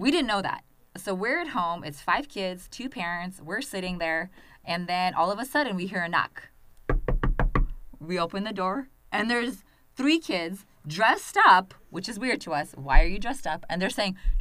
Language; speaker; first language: English; non-native, fluent; Russian